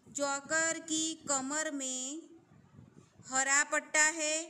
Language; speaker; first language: Hindi; non-native, local second language; Gujarati